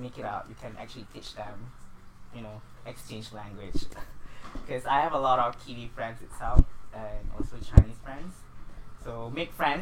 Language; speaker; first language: English; non-native, local second language; Malay